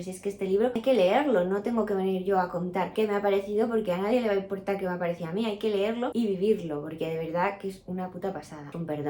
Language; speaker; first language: Spanish; native; Spanish